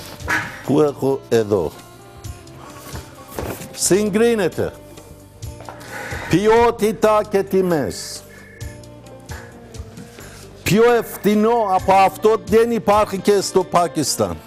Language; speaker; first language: Greek; non-native, learner; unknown